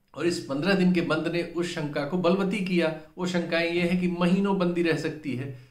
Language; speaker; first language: Hindi; native; Hindi